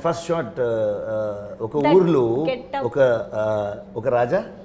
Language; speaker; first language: Telugu; non-native, learner; Kannada